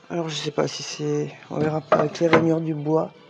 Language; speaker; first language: French; native; French